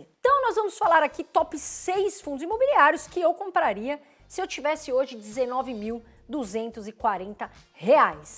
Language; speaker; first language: Portuguese; native; Portuguese